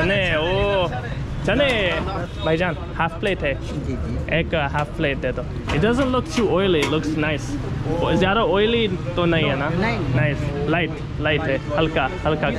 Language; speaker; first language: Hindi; non-native, fluent; English